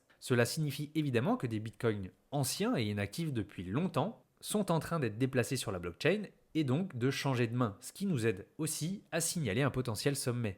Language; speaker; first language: French; native; French